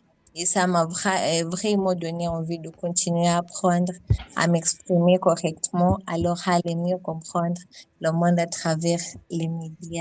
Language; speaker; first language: French; non-native, fluent; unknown